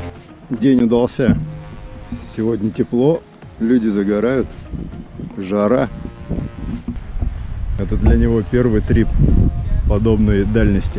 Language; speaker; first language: Russian; native; Russian